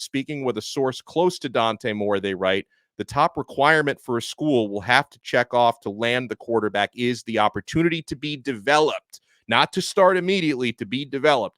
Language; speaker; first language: English; native; English